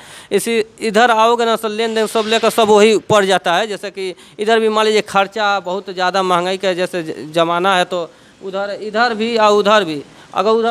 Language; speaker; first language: Hindi; native; Hindi